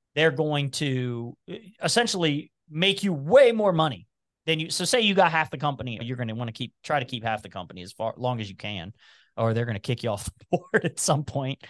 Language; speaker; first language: English; native; English